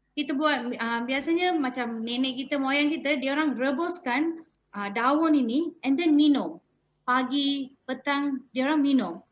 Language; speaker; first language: Malay; non-native, local second language; Tamil